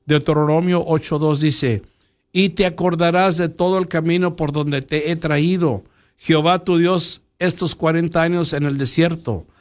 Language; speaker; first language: Spanish; early bilingual, heritage; Spanish